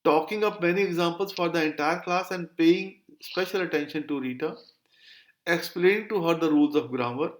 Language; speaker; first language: English; non-native, local second language; Punjabi